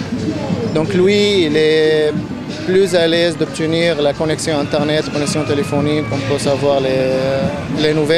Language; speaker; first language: French; non-native, fluent; Arabic